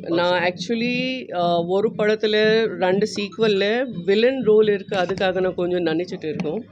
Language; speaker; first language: Tamil; non-native, learner; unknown